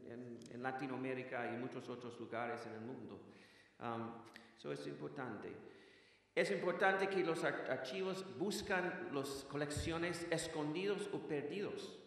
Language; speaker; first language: Spanish; non-native, fluent; English